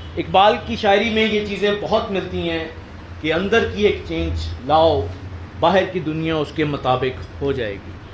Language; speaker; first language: Urdu; native; Urdu